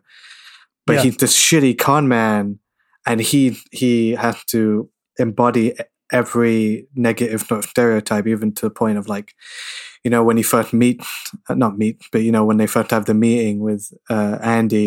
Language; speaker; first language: English; native; English